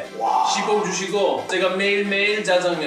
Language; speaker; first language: Korean; non-native, fluent; Greek